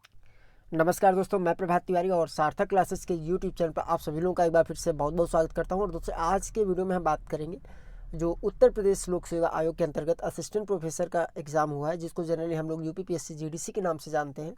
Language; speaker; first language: Hindi; native; Hindi